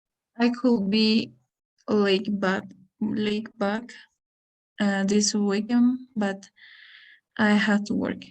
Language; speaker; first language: English; non-native, learner; Spanish